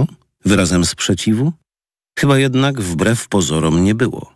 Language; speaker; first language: Polish; native; Polish